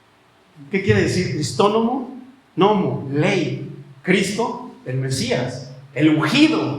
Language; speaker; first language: Spanish; native; Spanish